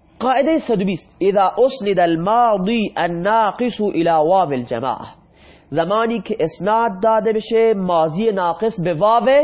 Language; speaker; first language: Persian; non-native, local second language; Baluchi